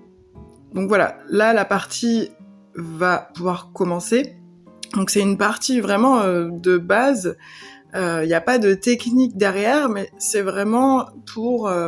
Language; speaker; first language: French; native; French